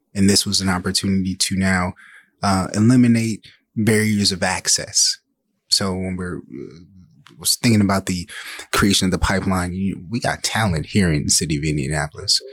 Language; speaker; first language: English; native; English